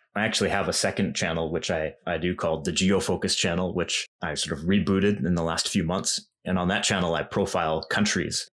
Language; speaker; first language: English; native; English